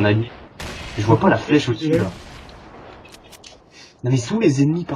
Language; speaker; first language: French; native; French